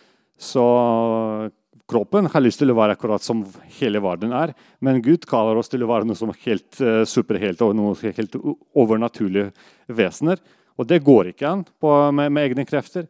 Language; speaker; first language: Norwegian; non-native, fluent; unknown